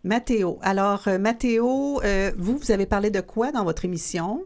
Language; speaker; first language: French; native; French